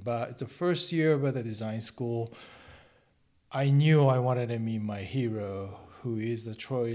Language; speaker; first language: English; non-native, learner; Japanese